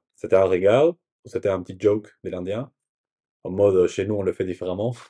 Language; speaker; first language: French; non-native, learner; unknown